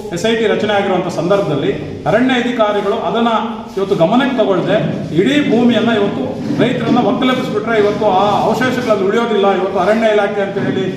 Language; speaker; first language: Kannada; native; Kannada